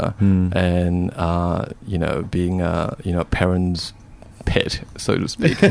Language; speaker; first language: English; non-native, local second language; Cantonese